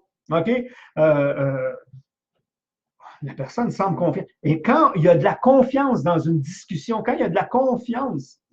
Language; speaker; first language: French; native; French